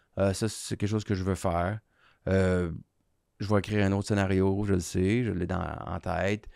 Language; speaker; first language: French; native; French